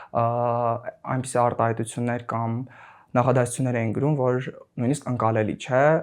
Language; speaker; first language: Armenian; native; Armenian